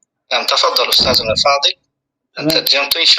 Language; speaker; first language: Arabic; non-native, fluent; Uzbek